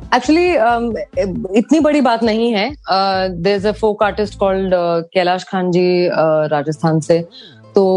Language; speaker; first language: Hindi; non-native, local second language; Tamil